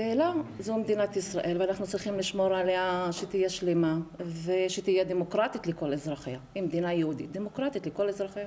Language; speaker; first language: Hebrew; non-native, local second language; Arabic